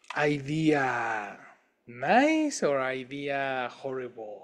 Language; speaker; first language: English; non-native, fluent; Spanish